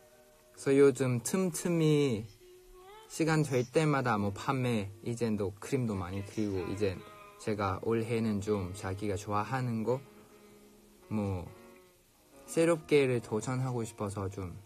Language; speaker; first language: Korean; non-native, fluent; Thai